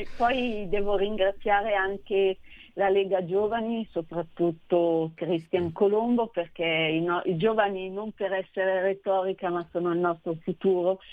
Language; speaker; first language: Italian; native; Italian